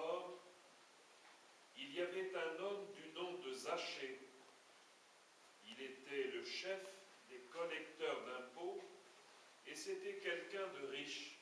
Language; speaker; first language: French; native; French